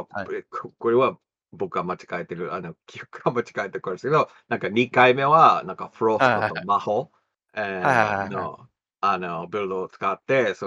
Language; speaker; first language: Japanese; non-native, fluent; English